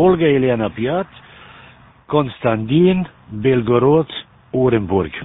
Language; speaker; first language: Russian; non-native, learner; German